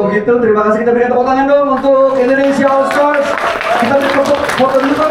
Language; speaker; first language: Indonesian; native; Indonesian